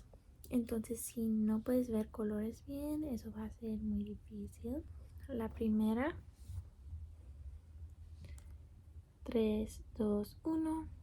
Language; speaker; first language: Spanish; non-native, learner; English